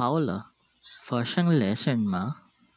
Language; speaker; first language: Chinese; non-native, learner; Filipino